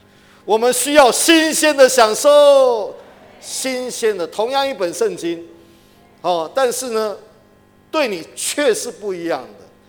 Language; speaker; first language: Chinese; native; Chinese